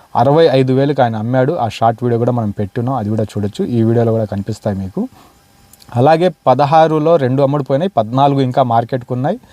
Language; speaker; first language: Telugu; non-native, local second language; Urdu